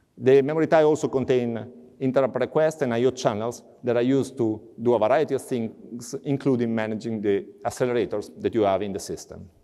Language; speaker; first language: English; non-native, fluent; Italian